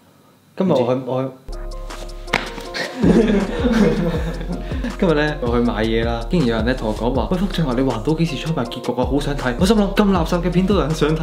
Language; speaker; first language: Chinese; native; Chinese